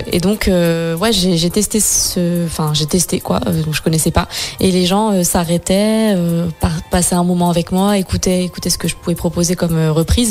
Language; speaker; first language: French; native; French